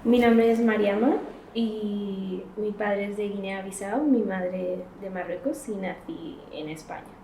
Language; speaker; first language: Spanish; early bilingual, other home language; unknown